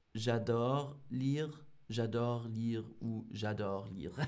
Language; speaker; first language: French; non-native, fluent; English